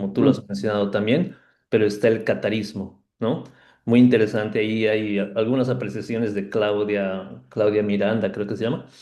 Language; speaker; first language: Spanish; native; Spanish